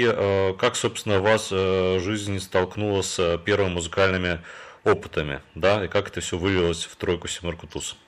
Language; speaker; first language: Russian; native; Russian